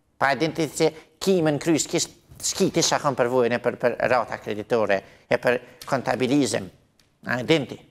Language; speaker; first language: Albanian; native; Albanian